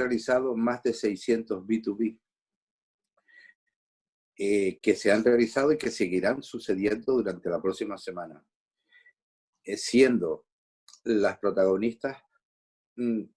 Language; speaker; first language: Spanish; native; Spanish